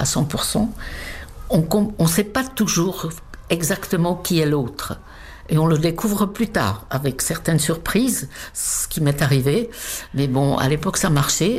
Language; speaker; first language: French; non-native, fluent; Czech